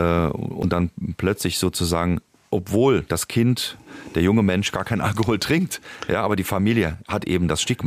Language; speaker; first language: German; native; German